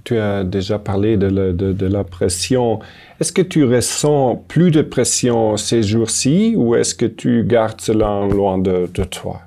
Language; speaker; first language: French; non-native, fluent; German